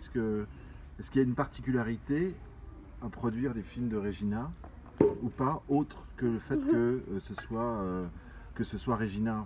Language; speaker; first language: French; native; French